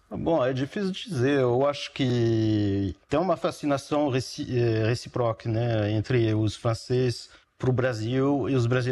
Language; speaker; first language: Portuguese; early bilingual, heritage; French